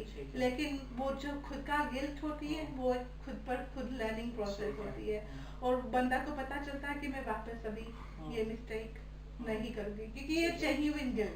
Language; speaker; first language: Hindi; early bilingual, heritage; Hindi